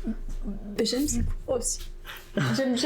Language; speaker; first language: French; native; French